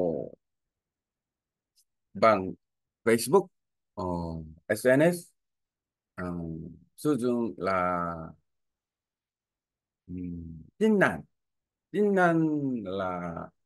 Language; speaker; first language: Vietnamese; non-native, learner; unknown